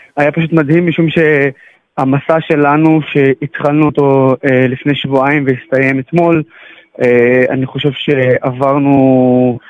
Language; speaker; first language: Hebrew; non-native, local second language; Arabic